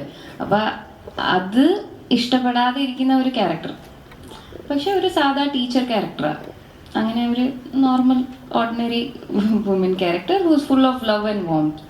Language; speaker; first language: Malayalam; early bilingual, heritage; Malayalam